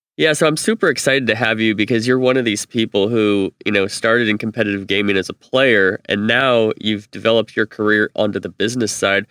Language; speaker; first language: English; native; English